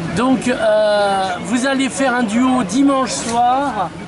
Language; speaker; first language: French; native; French